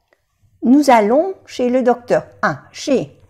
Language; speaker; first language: French; non-native, fluent; Spanish